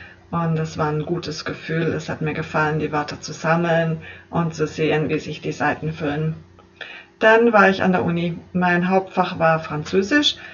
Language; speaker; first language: German; native; German